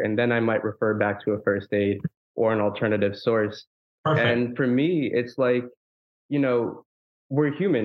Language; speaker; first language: English; native; English